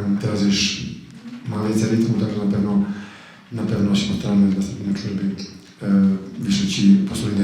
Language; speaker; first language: Polish; non-native, fluent; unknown